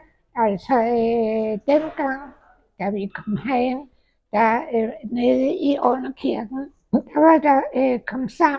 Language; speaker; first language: Danish; early bilingual, heritage; Danish